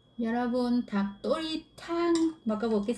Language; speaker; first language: Korean; non-native, learner; Vietnamese